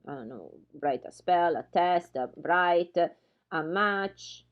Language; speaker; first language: English; non-native, fluent; Italian